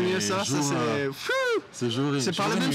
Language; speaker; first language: French; non-native, learner; English